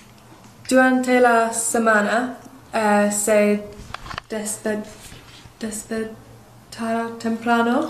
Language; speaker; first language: Spanish; non-native, learner; English